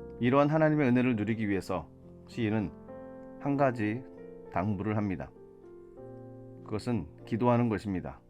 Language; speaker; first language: Korean; native; Korean